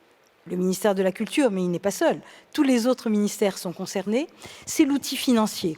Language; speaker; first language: French; native; French